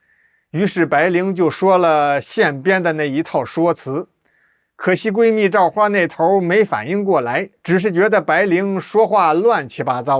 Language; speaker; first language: Chinese; native; Chinese